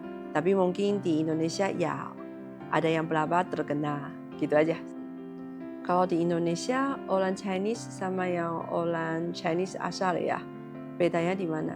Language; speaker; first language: Indonesian; non-native, learner; Chinese